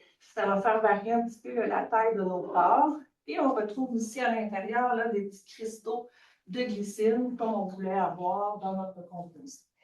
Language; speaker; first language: French; native; French